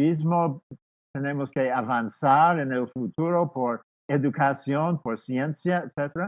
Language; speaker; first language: Spanish; non-native, fluent; English